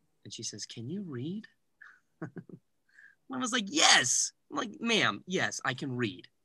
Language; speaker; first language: English; native; English